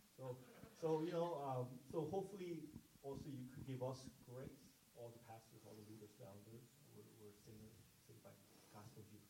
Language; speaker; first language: English; non-native, fluent; Korean